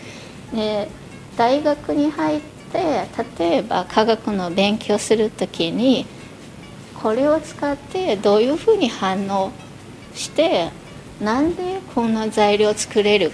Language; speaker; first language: Japanese; non-native, fluent; Chinese